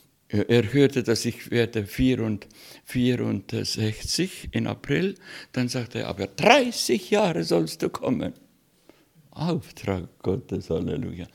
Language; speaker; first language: German; non-native, fluent; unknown